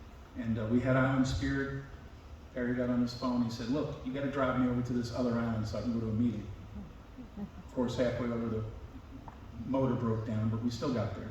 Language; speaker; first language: English; native; English